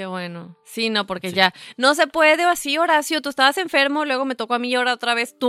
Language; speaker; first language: Spanish; native; Spanish